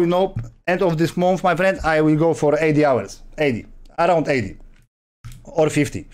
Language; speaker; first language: English; non-native, learner; Polish